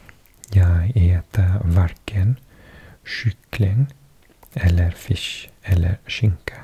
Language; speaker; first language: Swedish; non-native, learner; English